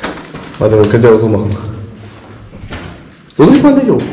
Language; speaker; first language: German; native; German